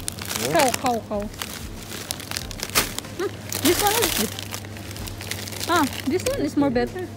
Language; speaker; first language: English; non-native, learner; Filipino